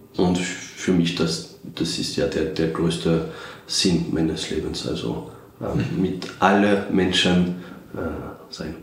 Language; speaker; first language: German; non-native, fluent; French